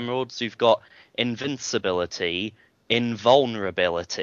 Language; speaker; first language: English; native; English